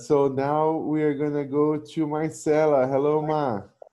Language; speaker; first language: English; non-native, fluent; Portuguese